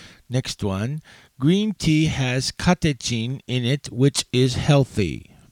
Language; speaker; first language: English; native; English